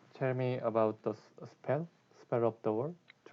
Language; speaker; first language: English; non-native, learner; Korean